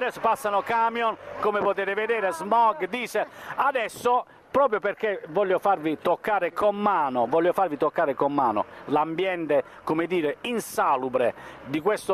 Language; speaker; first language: Italian; native; Italian